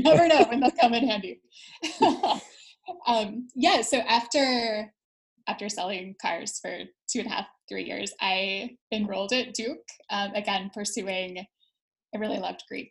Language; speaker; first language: English; native; English